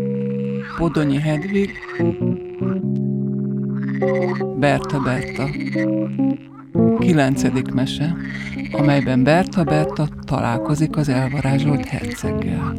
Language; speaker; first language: Hungarian; native; Hungarian